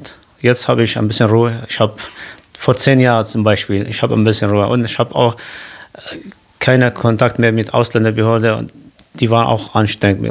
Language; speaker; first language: German; non-native, learner; Arabic